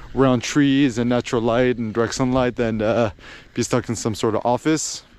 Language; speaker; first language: English; early bilingual, other home language; Korean